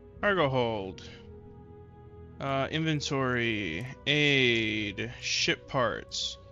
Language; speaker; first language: English; native; English